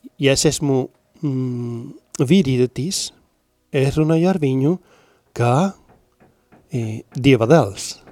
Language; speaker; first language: Latvian; non-native, learner; Spanish